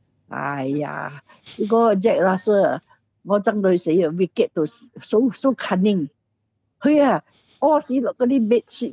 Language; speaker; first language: English; non-native, local second language; Cantonese